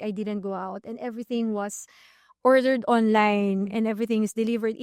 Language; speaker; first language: English; non-native, local second language; Filipino